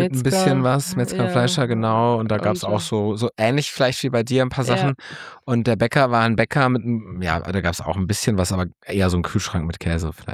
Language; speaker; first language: German; native; German